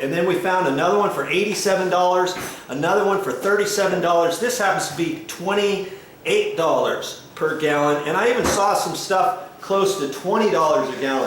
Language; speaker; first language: English; native; English